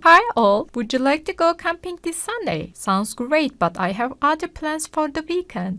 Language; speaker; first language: English; non-native, fluent; Turkish